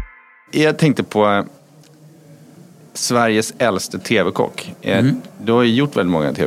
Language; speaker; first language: Swedish; native; Swedish